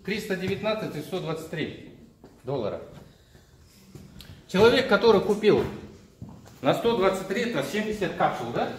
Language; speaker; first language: Russian; non-native, local second language; Kazakh